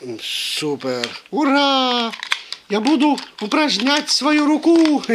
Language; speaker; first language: Russian; early bilingual, heritage; Russian